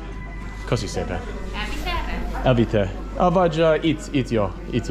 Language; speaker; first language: Hungarian; non-native, learner; English